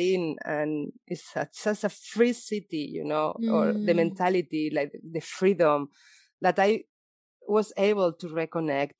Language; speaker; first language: English; non-native, fluent; Spanish